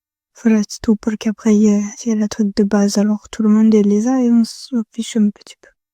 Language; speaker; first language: French; non-native, learner; Spanish